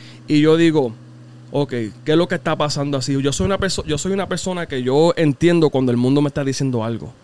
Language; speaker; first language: Spanish; early bilingual, heritage; Spanish